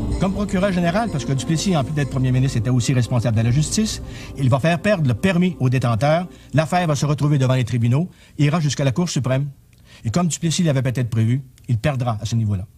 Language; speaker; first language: French; native; French